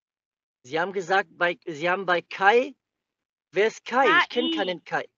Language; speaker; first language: German; native; German